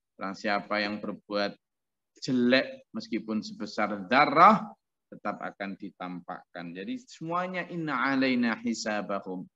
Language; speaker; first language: Indonesian; non-native, local second language; Javanese